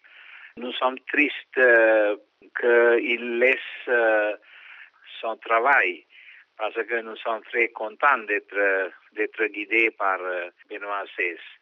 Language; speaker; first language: French; non-native, fluent; Sinhala